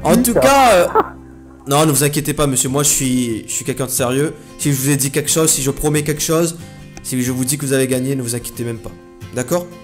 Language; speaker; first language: French; native; French